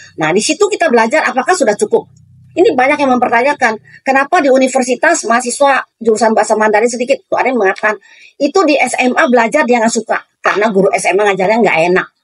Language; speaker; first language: Indonesian; native; Indonesian